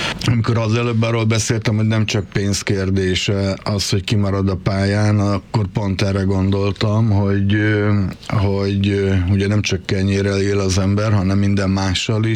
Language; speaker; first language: Hungarian; native; Hungarian